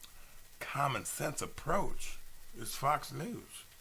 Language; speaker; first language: English; native; English